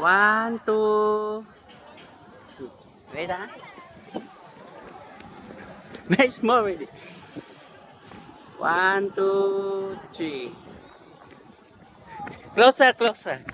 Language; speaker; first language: English; non-native, learner; Filipino